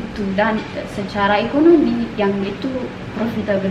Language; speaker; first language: Indonesian; non-native, learner; Amharic